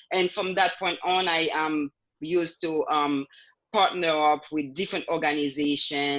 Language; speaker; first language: English; non-native, fluent; Haitian Creole